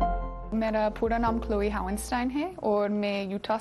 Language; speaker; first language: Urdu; non-native, learner; English